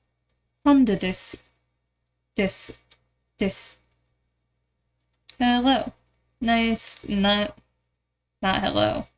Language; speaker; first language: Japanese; non-native, learner; English